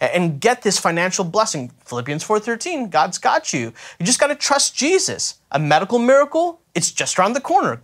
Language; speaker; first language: English; native; English